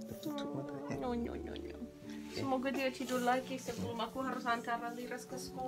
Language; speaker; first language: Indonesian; non-native, fluent; English